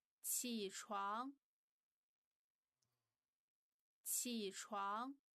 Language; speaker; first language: Chinese; non-native, learner; English